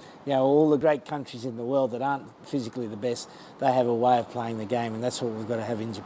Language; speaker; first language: English; native; English